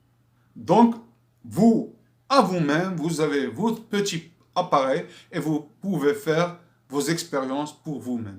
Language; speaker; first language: French; non-native, fluent; Arabic